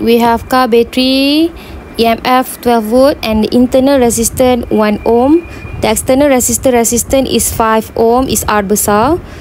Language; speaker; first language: English; non-native, local second language; Malay